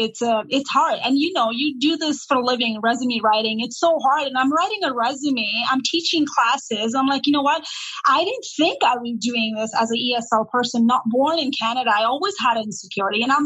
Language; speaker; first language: English; non-native, local second language; Nepali